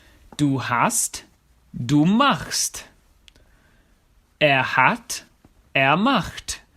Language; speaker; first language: German; non-native, fluent; English